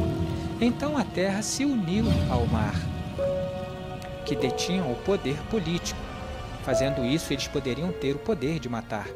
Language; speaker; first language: Portuguese; native; Portuguese